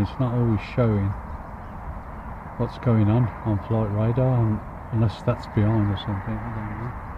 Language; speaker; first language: English; native; English